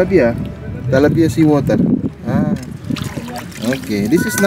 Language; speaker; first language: English; non-native, learner; Indonesian